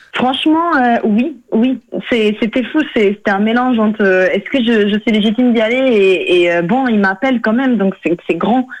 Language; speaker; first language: French; non-native, fluent; Portuguese